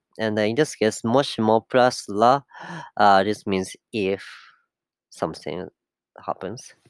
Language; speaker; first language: English; non-native, fluent; Japanese